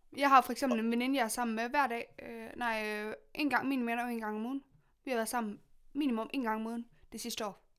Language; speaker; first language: Danish; native; Danish